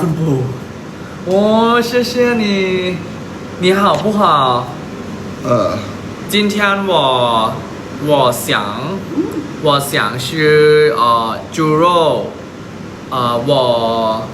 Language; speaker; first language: Chinese; non-native, learner; Thai